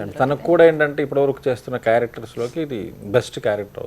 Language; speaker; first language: Telugu; native; Telugu